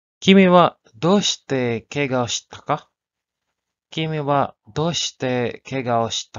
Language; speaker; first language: Japanese; non-native, learner; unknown